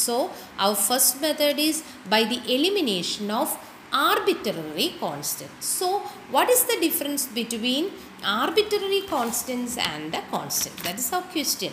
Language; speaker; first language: English; non-native, local second language; Malayalam